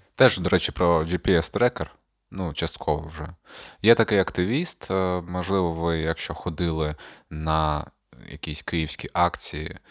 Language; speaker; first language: Ukrainian; non-native, local second language; Russian